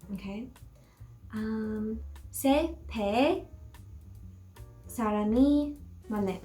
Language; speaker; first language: Korean; non-native, learner; English